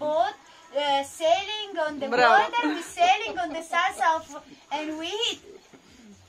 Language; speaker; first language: English; non-native, learner; Italian